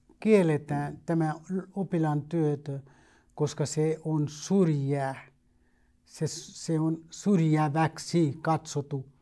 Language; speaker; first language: Finnish; non-native, fluent; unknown